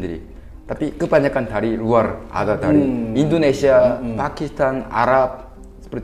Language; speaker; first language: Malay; non-native, fluent; Korean